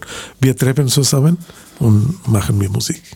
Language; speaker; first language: German; non-native, learner; Bangla